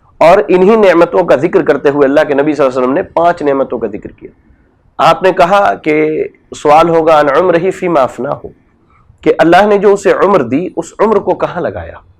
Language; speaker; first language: Urdu; native; Urdu